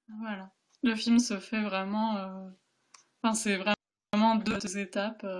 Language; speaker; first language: French; early bilingual, other home language; Spanish